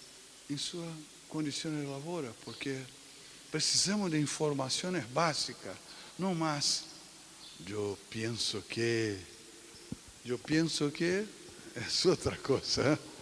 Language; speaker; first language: Spanish; non-native, fluent; Portuguese